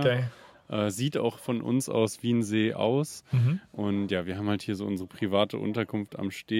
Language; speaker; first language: German; native; German